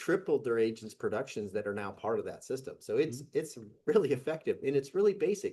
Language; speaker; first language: English; native; English